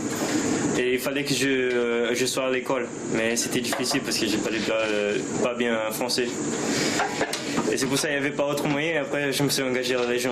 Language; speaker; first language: French; early bilingual, other home language; Portuguese